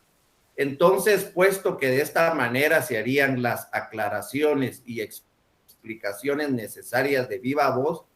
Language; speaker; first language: Spanish; native; Spanish